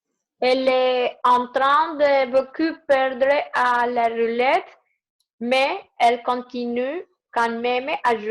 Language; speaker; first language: French; non-native, learner; Spanish